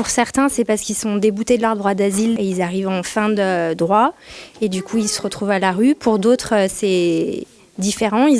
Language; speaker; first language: French; native; French